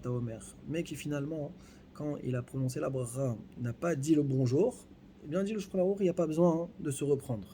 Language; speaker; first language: French; native; French